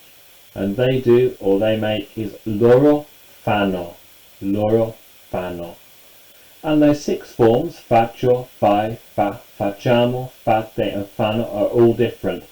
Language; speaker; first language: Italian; non-native, fluent; English